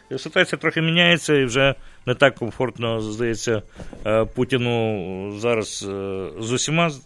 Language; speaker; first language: Ukrainian; native; Ukrainian